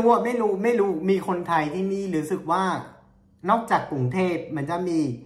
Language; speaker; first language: Thai; non-native, fluent; Vietnamese